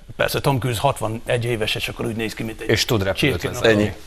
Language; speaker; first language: Hungarian; non-native, fluent; English